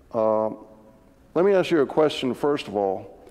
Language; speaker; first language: English; native; English